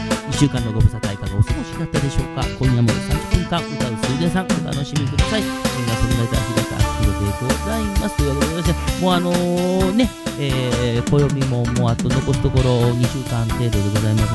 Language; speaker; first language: Japanese; native; Japanese